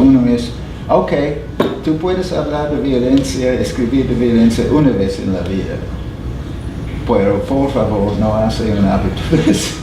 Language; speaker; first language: Spanish; non-native, fluent; English